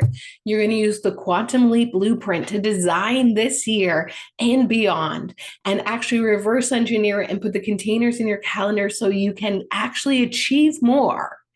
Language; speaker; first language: English; native; English